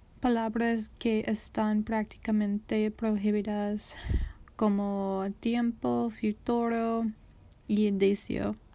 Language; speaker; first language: Spanish; non-native, learner; English